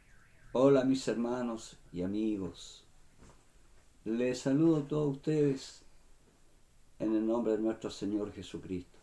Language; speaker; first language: Spanish; native; Spanish